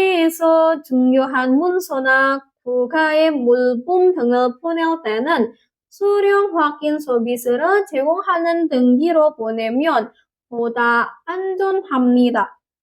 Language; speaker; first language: Korean; non-native, fluent; Indonesian